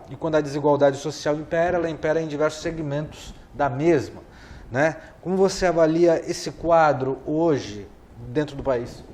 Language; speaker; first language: Portuguese; native; Portuguese